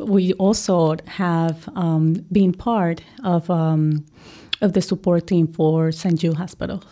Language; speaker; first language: English; non-native, fluent; Spanish